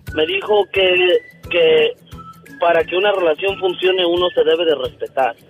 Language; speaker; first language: Spanish; native; Spanish